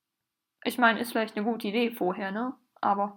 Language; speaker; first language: German; native; German